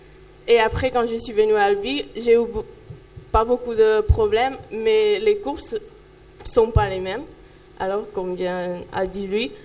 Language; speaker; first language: French; non-native, fluent; Catalan